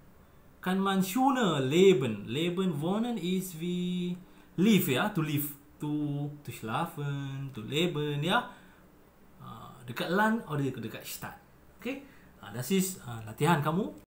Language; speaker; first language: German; non-native, learner; Malay